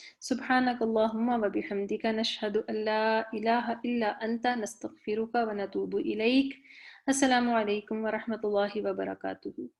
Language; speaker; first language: Urdu; native; Urdu